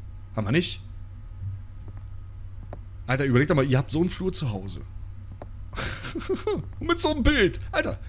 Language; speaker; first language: German; native; German